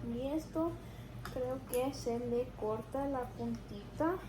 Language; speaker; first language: Spanish; early bilingual, other home language; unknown